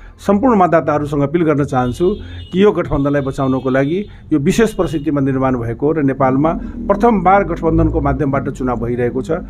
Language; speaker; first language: Nepali; non-native, local second language; Maithili